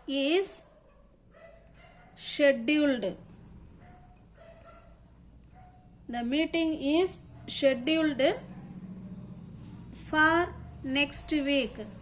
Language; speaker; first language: English; non-native, local second language; Tamil